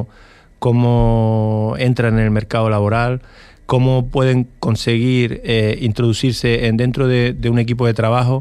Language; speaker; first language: Spanish; native; Spanish